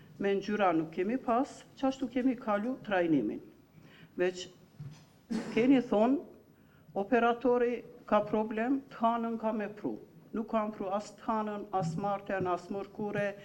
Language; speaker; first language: Albanian; non-native, local second language; Turkish